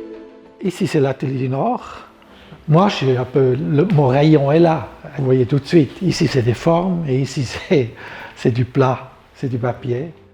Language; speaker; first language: French; non-native, local second language; German